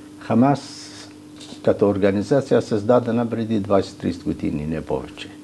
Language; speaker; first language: Bulgarian; non-native, fluent; Arabic